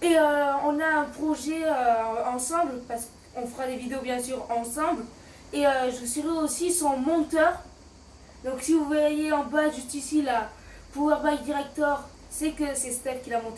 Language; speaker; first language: French; native; French